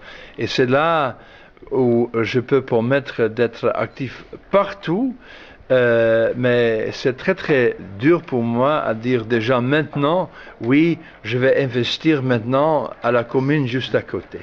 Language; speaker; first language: French; non-native, fluent; Dutch